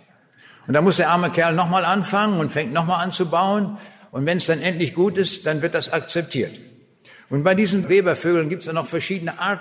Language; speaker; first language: German; native; German